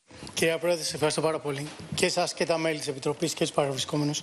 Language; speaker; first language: Greek; native; Greek